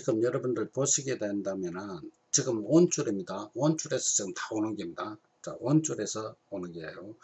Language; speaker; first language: Korean; native; Korean